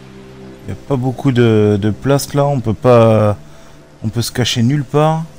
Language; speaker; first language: French; native; French